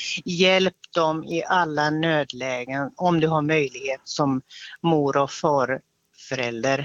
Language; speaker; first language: Swedish; native; Swedish